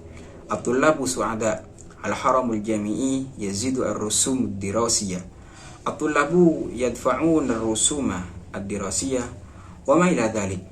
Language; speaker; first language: Arabic; non-native, learner; Indonesian